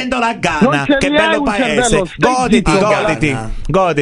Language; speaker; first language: Italian; non-native, fluent; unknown